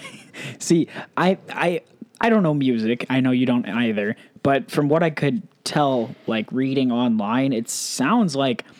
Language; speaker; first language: English; native; English